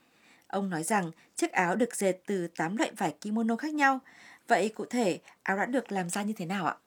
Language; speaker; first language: Vietnamese; native; Vietnamese